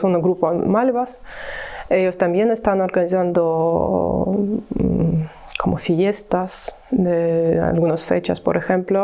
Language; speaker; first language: Spanish; non-native, learner; Ukrainian